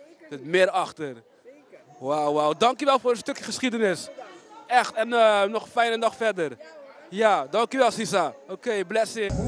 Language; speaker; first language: Dutch; native; Dutch